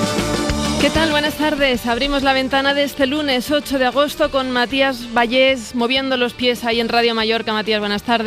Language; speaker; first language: Spanish; native; Spanish